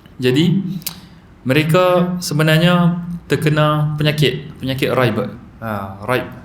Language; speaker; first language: Malay; native; Malay